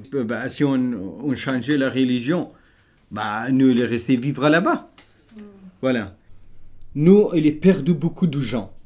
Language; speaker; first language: French; non-native, learner; Kurdish